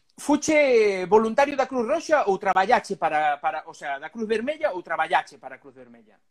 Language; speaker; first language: Galician; native; Galician